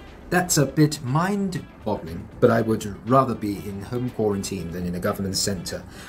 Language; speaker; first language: English; non-native, local second language; Cantonese